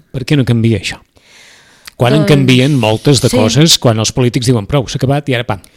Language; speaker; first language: Catalan; native; Catalan